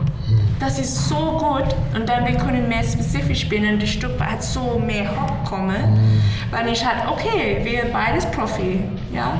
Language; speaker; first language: German; non-native, learner; English